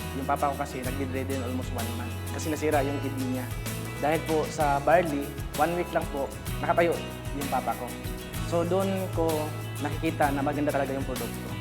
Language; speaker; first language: Filipino; non-native, local second language; Cebuano